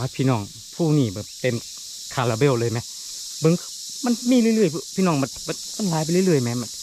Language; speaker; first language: Thai; non-native, local second language; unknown